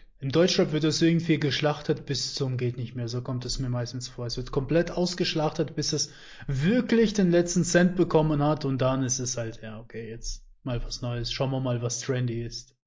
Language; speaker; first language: German; native; German